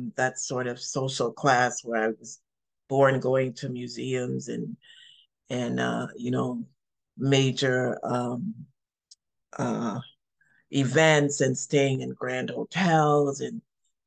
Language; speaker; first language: English; native; English